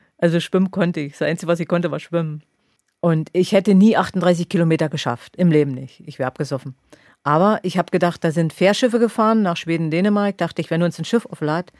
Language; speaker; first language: German; native; German